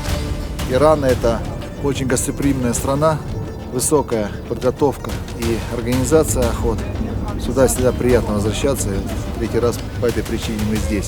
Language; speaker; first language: Russian; native; Russian